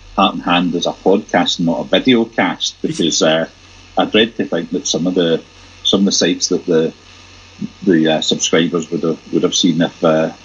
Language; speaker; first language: English; native; English